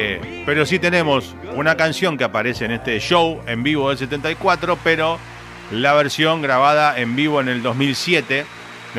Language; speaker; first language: Spanish; native; Spanish